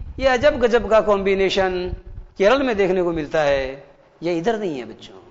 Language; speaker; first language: Hindi; native; Hindi